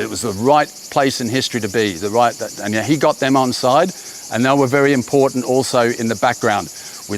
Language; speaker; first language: English; native; English